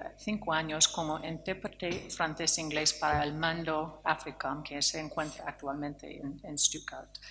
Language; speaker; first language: Spanish; non-native, fluent; English